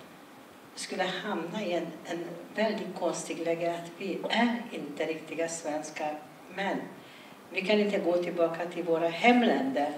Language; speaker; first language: Swedish; non-native, fluent; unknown